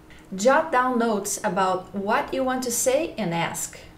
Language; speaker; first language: English; non-native, fluent; Portuguese